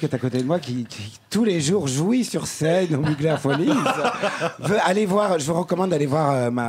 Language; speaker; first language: French; native; French